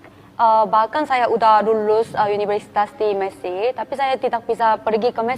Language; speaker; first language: Indonesian; non-native, fluent; Korean